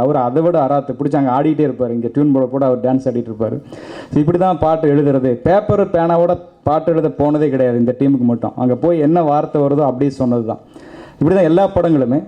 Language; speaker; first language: Tamil; native; Tamil